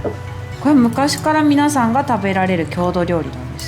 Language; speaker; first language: Japanese; native; Japanese